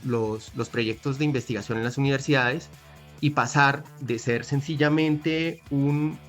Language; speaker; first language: Spanish; native; Spanish